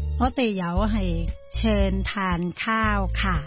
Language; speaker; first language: Chinese; non-native, fluent; Thai